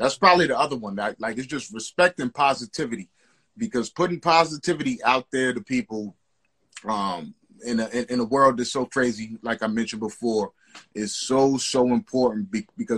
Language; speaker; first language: English; native; English